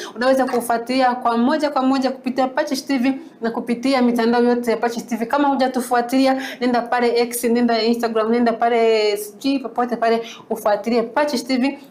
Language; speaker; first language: Swahili; non-native, local second language; Kinyarwanda